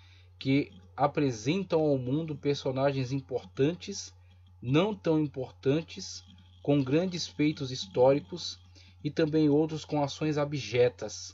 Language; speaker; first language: Portuguese; native; Portuguese